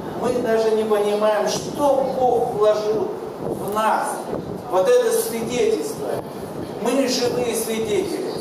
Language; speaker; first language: Russian; non-native, local second language; Kazakh